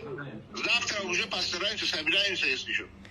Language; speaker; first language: Russian; non-native, local second language; Tajik